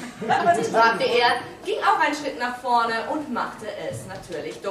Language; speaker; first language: German; native; German